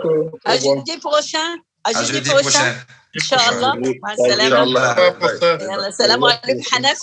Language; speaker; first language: French; non-native, learner; Arabic